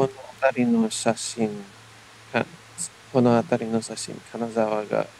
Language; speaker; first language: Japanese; non-native, learner; English